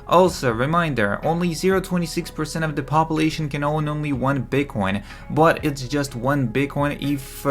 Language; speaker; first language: English; non-native, fluent; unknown